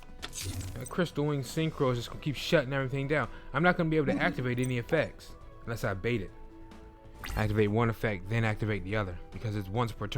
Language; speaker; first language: English; native; English